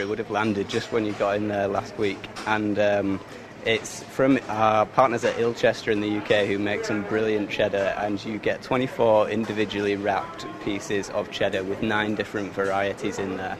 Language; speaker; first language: English; native; English